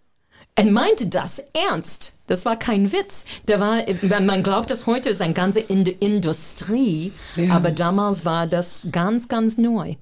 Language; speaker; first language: German; non-native, fluent; English